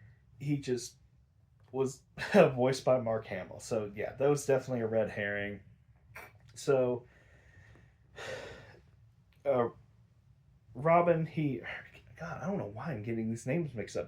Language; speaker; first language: English; native; English